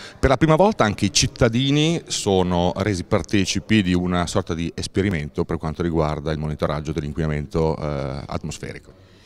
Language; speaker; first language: Italian; native; Italian